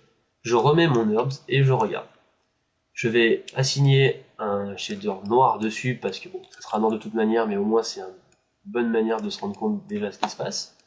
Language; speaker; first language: French; native; French